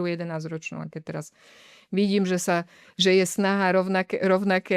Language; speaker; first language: Slovak; native; Slovak